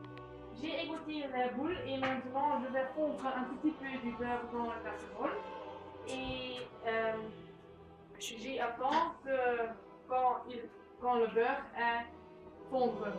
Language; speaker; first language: French; non-native, learner; Dutch